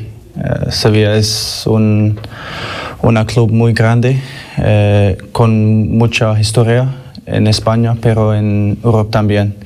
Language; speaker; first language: Spanish; non-native, learner; English